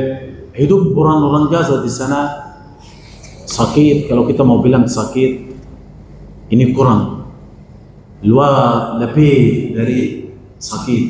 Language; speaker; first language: Indonesian; non-native, fluent; Arabic